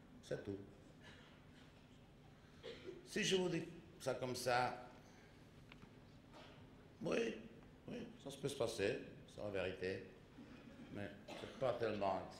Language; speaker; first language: French; non-native, fluent; Czech